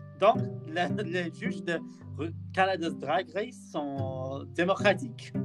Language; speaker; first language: French; non-native, learner; English